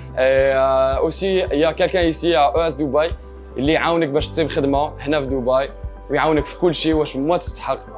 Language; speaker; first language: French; non-native, local second language; Arabic